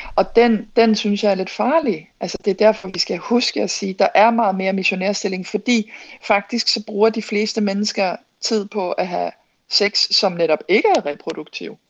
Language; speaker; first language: Danish; native; Danish